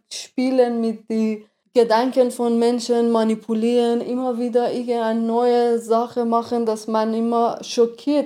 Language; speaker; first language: German; non-native, fluent; Persian